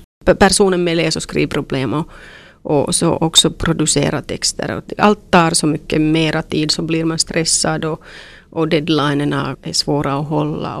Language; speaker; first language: Swedish; non-native, local second language; Finnish